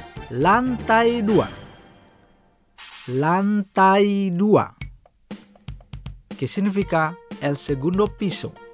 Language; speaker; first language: Spanish; non-native, fluent; Indonesian